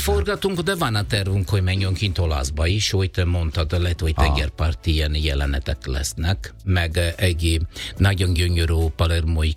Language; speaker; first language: Hungarian; non-native, fluent; Italian